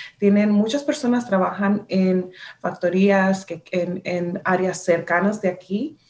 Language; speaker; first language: Spanish; early bilingual, heritage; Spanish